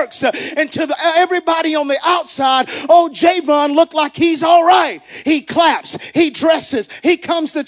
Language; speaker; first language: English; native; English